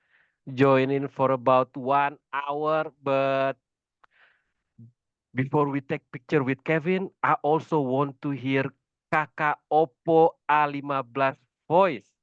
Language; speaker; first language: English; non-native, fluent; Indonesian